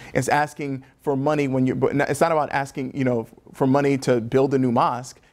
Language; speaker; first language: English; native; English